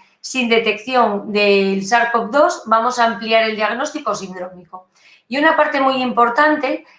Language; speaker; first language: Spanish; native; Spanish